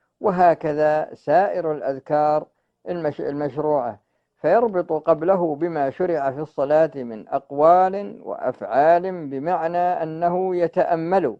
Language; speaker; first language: Arabic; native; Arabic